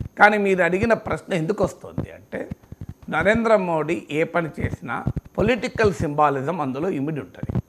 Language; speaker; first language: Telugu; native; Telugu